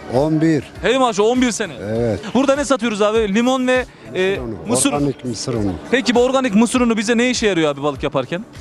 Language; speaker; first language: Turkish; native; Turkish